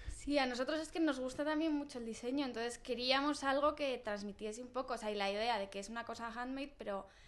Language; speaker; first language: Spanish; native; Spanish